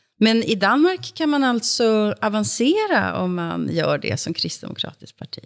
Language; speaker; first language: Swedish; native; Swedish